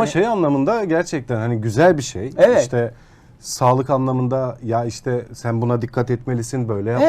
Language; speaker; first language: Turkish; native; Turkish